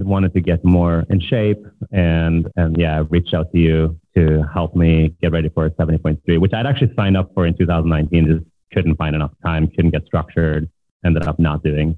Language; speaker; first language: English; non-native, fluent; Norwegian